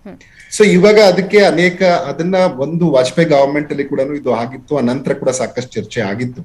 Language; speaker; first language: Kannada; native; Kannada